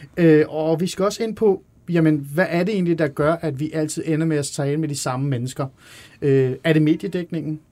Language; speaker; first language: Danish; early bilingual, other home language; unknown